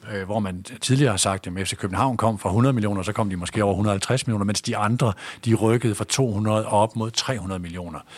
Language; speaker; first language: Danish; native; Danish